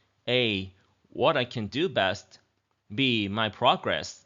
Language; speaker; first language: English; non-native, fluent; Thai